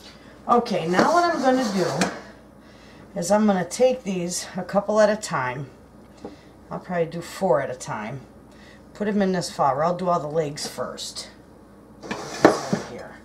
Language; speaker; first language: English; native; English